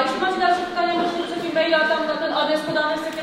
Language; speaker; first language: Polish; native; Polish